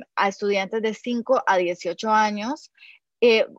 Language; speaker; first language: Spanish; native; Spanish